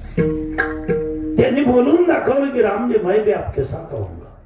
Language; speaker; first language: Hindi; non-native, local second language; Marathi